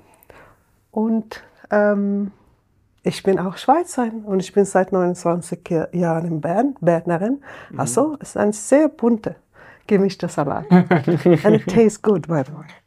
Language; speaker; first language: German; non-native, fluent; Arabic